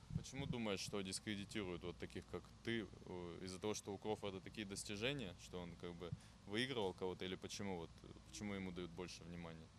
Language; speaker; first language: Russian; non-native, fluent; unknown